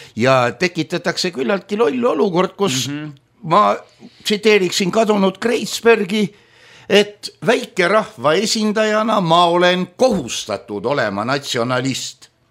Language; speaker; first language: Estonian; native; Estonian